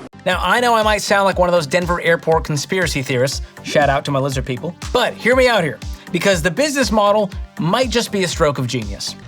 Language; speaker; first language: English; native; English